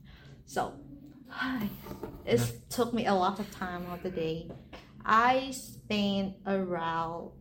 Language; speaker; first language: English; non-native, learner; Vietnamese